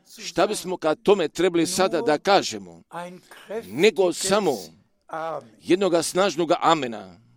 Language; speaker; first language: Croatian; early bilingual, heritage; Croatian